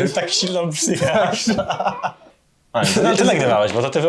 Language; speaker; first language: Polish; native; Polish